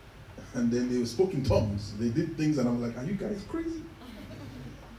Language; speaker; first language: English; non-native, local second language; Yoruba